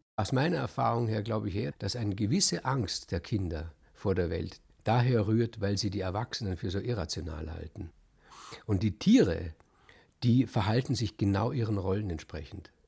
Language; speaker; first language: German; native; German